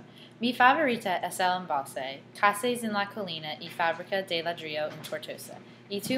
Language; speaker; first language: Spanish; non-native, learner; English